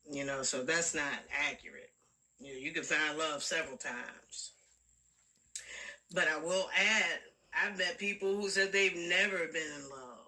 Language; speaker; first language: English; native; English